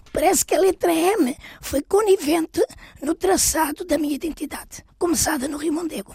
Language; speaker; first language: Portuguese; native; Portuguese